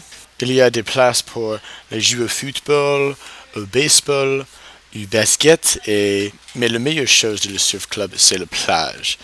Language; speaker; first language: French; non-native, learner; English